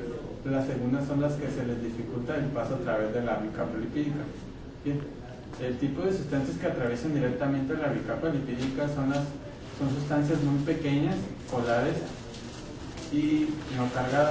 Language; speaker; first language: Spanish; native; Spanish